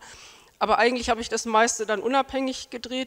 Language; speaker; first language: German; native; German